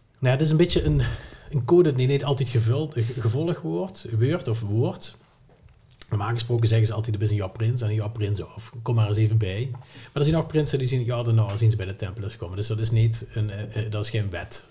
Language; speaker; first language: Dutch; non-native, local second language; Limburgish